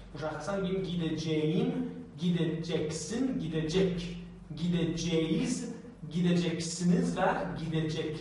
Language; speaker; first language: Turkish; non-native, fluent; Persian